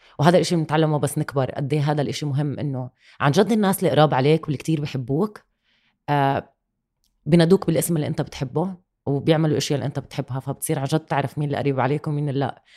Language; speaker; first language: Arabic; native; Arabic